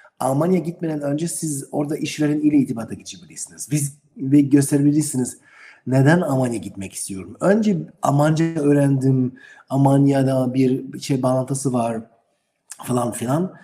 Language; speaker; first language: Turkish; non-native, learner; German